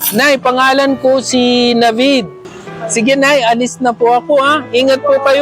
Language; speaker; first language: Filipino; non-native, learner; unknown